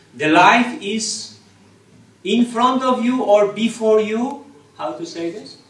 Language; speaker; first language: English; non-native, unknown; Polish